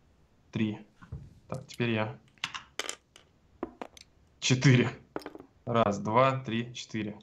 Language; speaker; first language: Russian; native; Russian